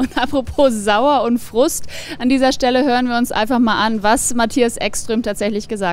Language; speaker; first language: German; native; German